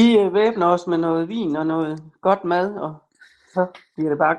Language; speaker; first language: Danish; native; Danish